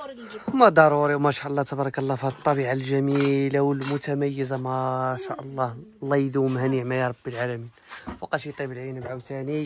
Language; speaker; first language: Arabic; native; Arabic